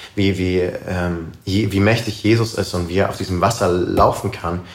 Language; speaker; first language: German; native; German